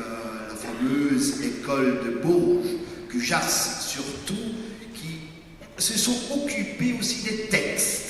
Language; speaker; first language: French; non-native, fluent; German